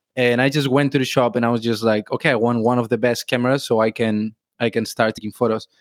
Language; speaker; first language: English; non-native, fluent; Spanish